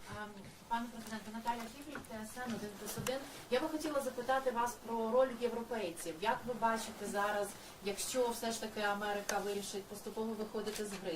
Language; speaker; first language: Ukrainian; native; Ukrainian